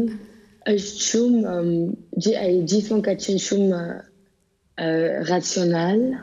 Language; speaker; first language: Albanian; early bilingual, heritage; Albanian